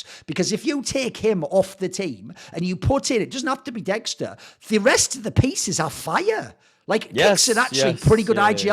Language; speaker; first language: English; native; English